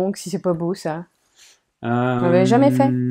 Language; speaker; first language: French; native; French